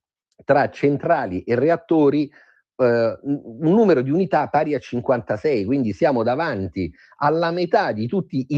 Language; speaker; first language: Italian; native; Italian